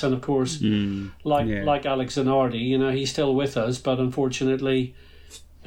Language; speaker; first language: English; native; English